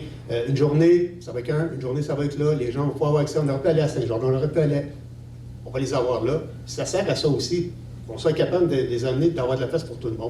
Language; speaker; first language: French; native; French